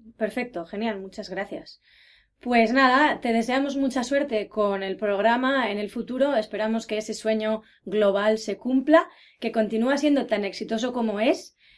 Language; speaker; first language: Spanish; native; Spanish